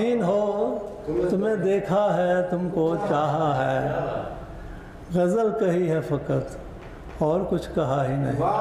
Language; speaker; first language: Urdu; non-native, local second language; Punjabi